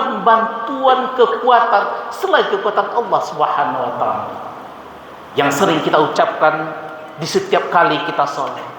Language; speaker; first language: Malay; non-native, local second language; Minangkabau